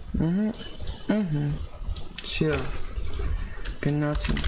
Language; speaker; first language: Russian; non-native, learner; Armenian